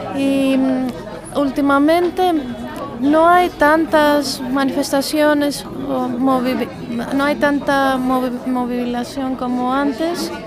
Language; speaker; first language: Spanish; non-native, fluent; Greek